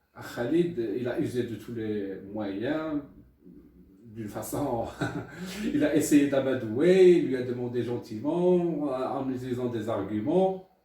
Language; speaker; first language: French; non-native, local second language; Arabic